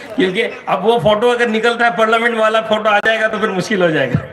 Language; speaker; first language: Hindi; non-native, local second language; Bangla